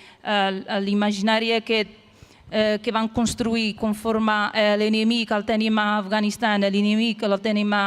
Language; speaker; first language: Catalan; non-native, fluent; Arabic